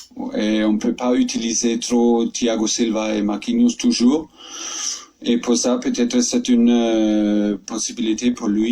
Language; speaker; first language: French; non-native, fluent; German